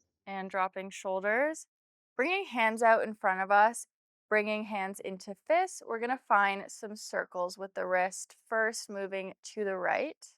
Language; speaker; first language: English; native; English